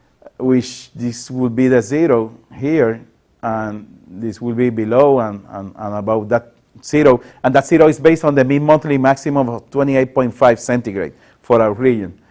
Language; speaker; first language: English; non-native, local second language; Spanish